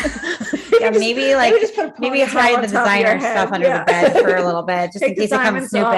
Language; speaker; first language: English; native; English